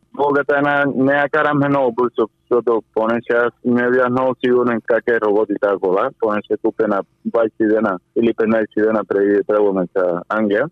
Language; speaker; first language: Bulgarian; non-native, fluent; Spanish